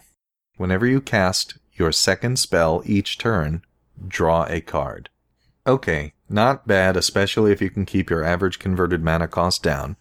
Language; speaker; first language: English; native; English